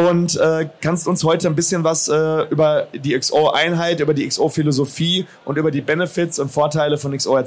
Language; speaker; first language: German; native; German